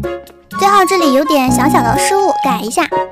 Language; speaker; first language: Chinese; native; Chinese